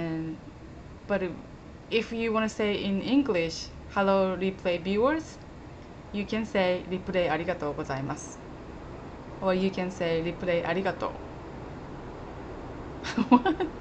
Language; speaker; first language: English; non-native, fluent; Japanese